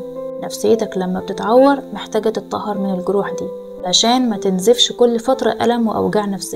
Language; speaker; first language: Arabic; native; Arabic